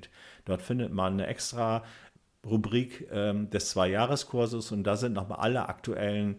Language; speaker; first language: German; native; German